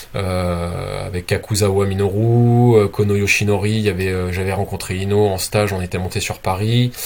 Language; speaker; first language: French; native; French